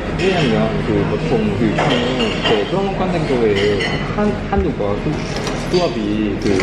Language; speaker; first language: Korean; non-native, learner; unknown